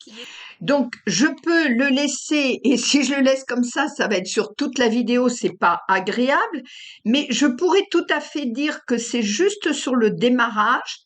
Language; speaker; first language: French; native; French